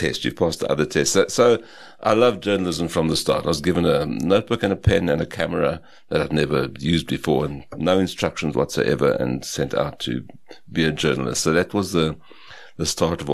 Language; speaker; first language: English; native; English